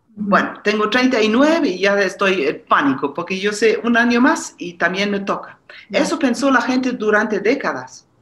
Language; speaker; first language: Spanish; non-native, fluent; German